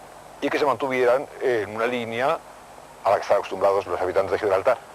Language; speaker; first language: Spanish; native; Spanish